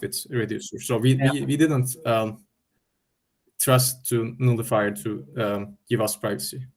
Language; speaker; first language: English; non-native, fluent; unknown